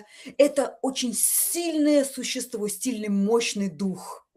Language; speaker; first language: Russian; native; Russian